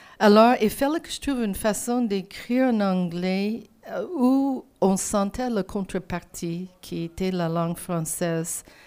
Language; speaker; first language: French; non-native, fluent; English